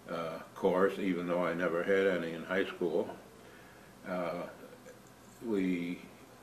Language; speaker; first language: English; native; English